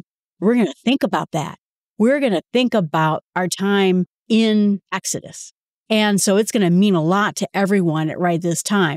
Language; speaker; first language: English; native; English